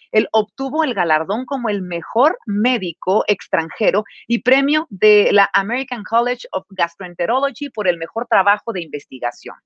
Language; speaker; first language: Spanish; native; Spanish